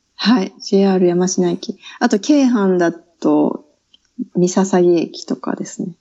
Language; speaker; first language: Japanese; native; Japanese